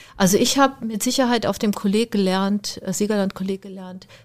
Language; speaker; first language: German; native; German